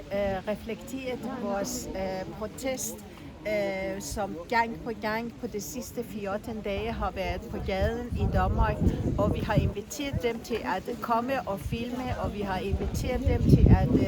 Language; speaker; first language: Danish; non-native, fluent; Persian